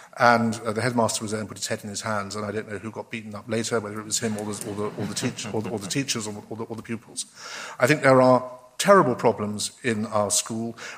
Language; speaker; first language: English; native; English